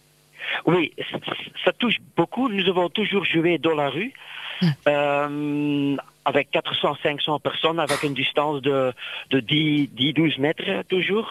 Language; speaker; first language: French; non-native, local second language; Dutch